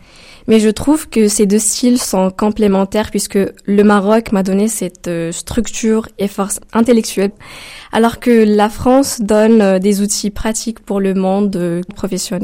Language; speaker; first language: French; non-native, local second language; Arabic